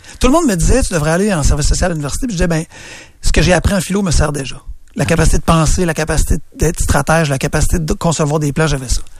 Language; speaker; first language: French; native; French